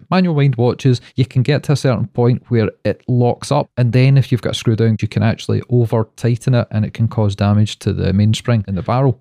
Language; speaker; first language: English; native; English